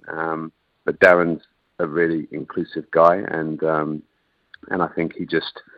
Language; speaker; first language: English; native; English